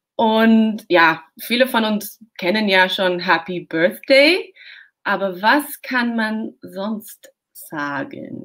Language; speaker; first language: German; non-native, fluent; English